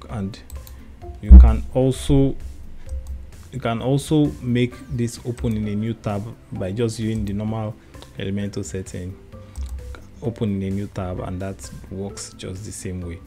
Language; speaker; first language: English; native; English